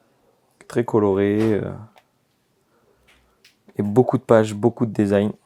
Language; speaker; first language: French; native; French